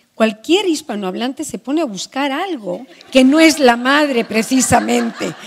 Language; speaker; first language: Spanish; native; Spanish